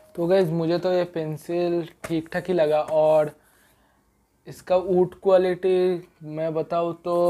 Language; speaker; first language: Hindi; non-native, local second language; Bangla